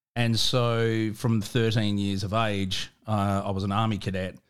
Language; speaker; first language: English; native; English